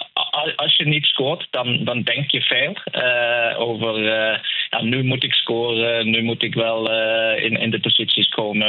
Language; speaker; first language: Dutch; non-native, fluent; Norwegian